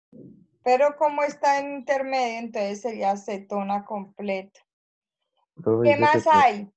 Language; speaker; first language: Spanish; native; Spanish